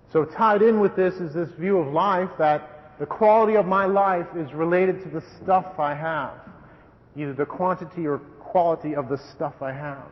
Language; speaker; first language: English; native; English